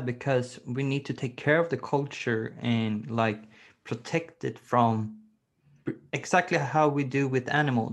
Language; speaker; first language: English; non-native, fluent; Swedish